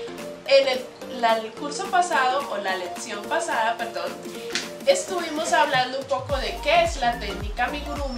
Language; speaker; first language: Spanish; native; Spanish